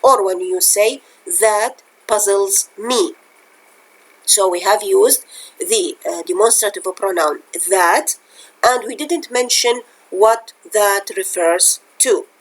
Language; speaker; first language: English; non-native, fluent; Arabic